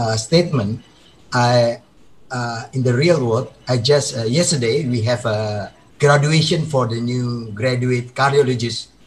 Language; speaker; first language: English; non-native, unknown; Indonesian